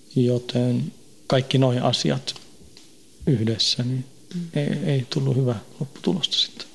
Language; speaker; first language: Finnish; early bilingual, heritage; Finnish